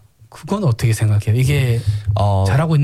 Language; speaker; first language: Korean; native; Korean